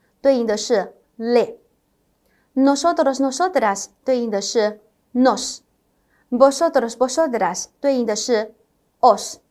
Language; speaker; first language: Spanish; non-native, fluent; Chinese